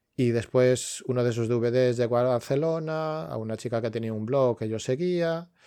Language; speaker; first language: Spanish; non-native, local second language; Galician